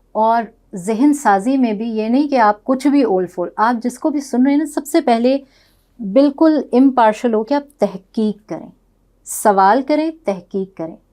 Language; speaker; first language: Urdu; non-native, local second language; Punjabi